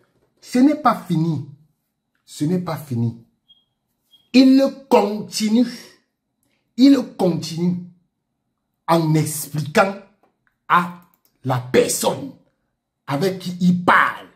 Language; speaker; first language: French; native; French